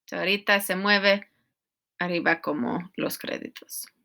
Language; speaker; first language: Spanish; non-native, learner; English